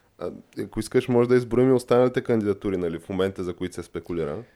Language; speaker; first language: Bulgarian; native; Bulgarian